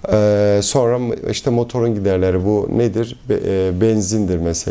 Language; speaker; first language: Turkish; early bilingual, heritage; Turkish